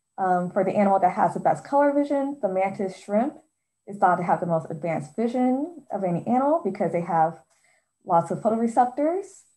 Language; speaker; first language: English; native; English